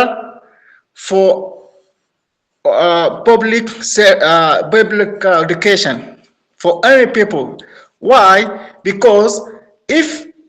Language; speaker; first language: English; non-native, learner; Arabic